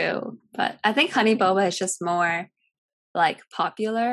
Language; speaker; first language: English; early bilingual, other home language; Cantonese